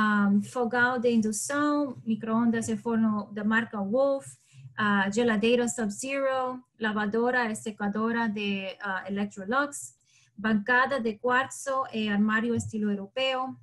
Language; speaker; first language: Portuguese; non-native, learner; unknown